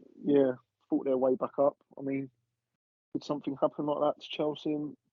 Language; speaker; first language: English; native; English